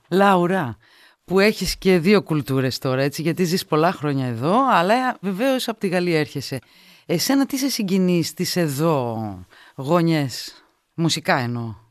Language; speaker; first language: Greek; native; Greek